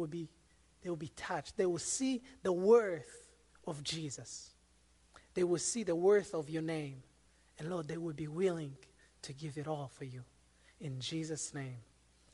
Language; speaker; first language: English; non-native, local second language; Kinyarwanda